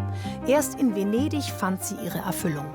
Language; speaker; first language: German; native; German